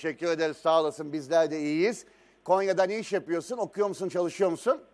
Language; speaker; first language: Turkish; native; Turkish